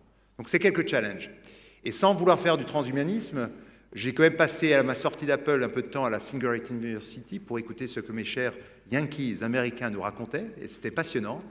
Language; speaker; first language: French; native; French